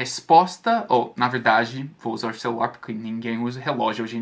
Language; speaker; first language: Portuguese; non-native, fluent; English